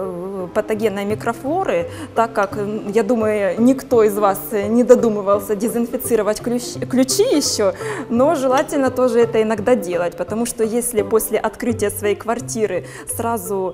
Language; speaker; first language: Russian; native; Russian